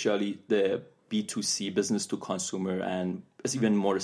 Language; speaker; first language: English; non-native, fluent; Persian